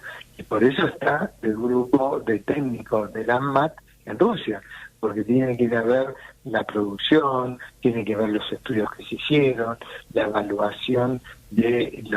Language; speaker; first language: Spanish; native; Spanish